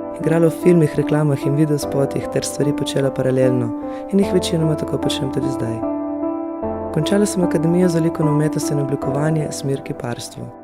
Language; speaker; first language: Slovenian; early bilingual, other home language; Russian